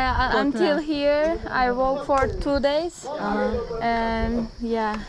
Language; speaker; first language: English; non-native, learner; Turkish